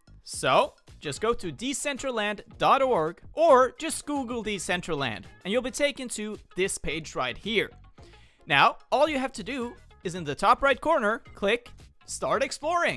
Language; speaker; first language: English; non-native, fluent; Swedish